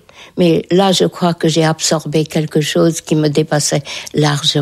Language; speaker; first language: French; non-native, fluent; Hungarian